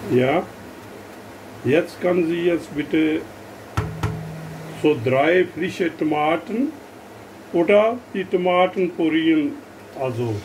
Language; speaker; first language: German; non-native, learner; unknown